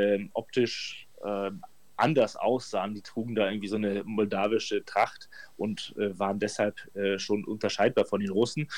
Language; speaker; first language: German; native; German